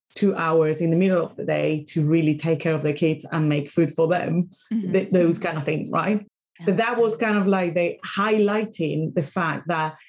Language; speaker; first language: English; non-native, fluent; Spanish